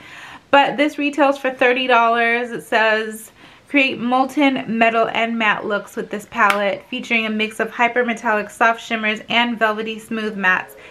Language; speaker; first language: English; native; English